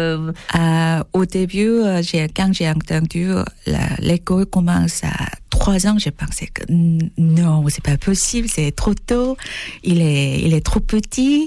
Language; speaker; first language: French; non-native, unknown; Korean